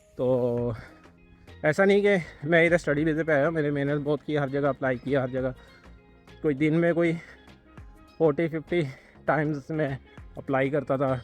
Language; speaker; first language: Urdu; non-native, local second language; Punjabi